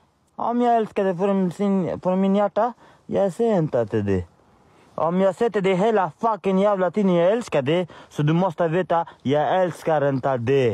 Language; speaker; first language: Swedish; non-native, learner; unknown